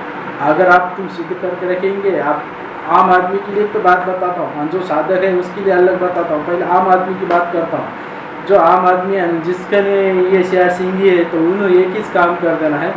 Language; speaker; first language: Hindi; non-native, local second language; Marathi